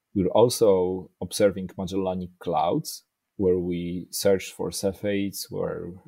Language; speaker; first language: English; non-native, fluent; Polish